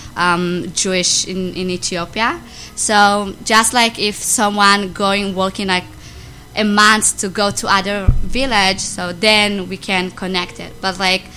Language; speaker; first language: English; non-native, learner; Amharic